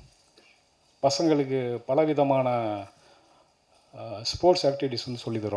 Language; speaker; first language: Tamil; native; Tamil